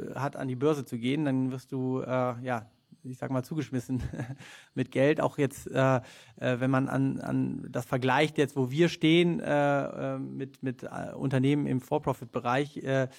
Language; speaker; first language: German; native; German